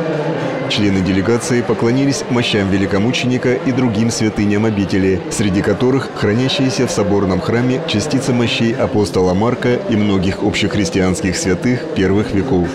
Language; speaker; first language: Russian; native; Russian